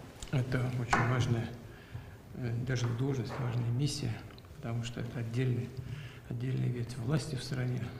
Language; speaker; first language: Russian; native; Russian